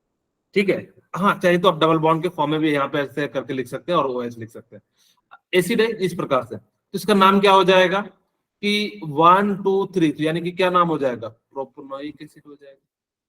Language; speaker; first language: Hindi; native; Hindi